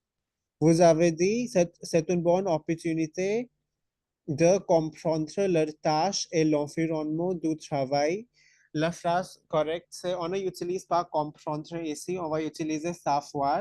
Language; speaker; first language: French; non-native, fluent; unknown